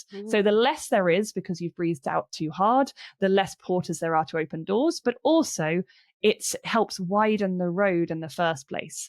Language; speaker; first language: English; native; English